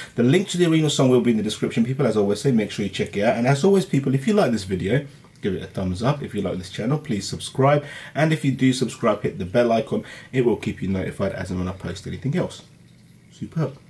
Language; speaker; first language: English; early bilingual, other home language; Urdu